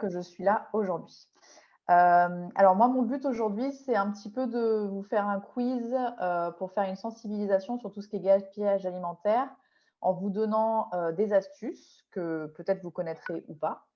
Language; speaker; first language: French; native; French